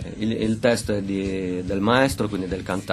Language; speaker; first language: Italian; native; Italian